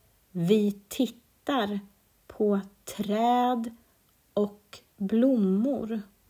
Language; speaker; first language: Swedish; non-native, learner; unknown